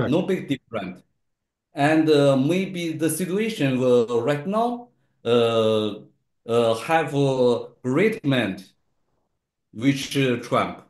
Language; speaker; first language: English; non-native, learner; Chinese